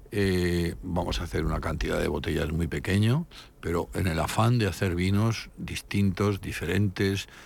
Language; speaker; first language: Spanish; native; Spanish